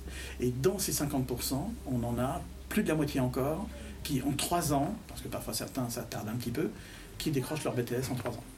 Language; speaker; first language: French; native; French